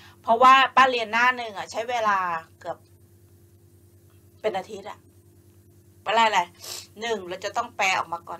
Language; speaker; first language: Swedish; non-native, learner; Thai